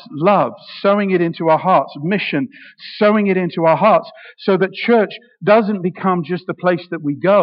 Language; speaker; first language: English; native; English